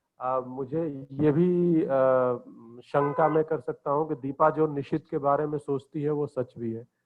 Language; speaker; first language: Hindi; native; Hindi